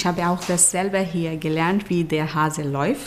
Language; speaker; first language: German; non-native, fluent; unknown